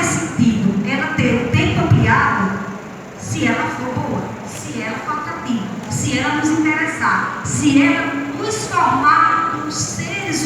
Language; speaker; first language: Portuguese; native; Portuguese